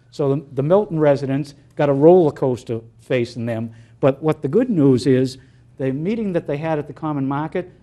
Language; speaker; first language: English; native; English